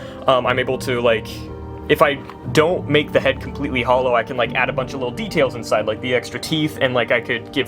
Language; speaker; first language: English; native; English